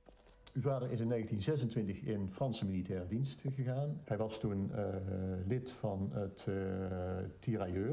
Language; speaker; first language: Dutch; native; Dutch